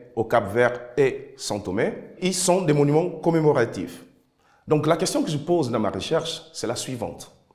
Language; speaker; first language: French; non-native, fluent; Kabuverdianu